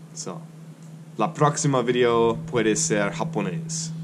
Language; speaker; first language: Spanish; non-native, learner; English